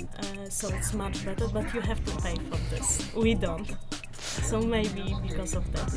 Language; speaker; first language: English; non-native, learner; Polish